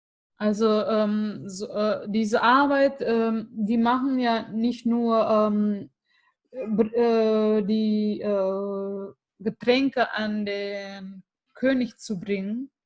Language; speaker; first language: German; non-native, fluent; Indonesian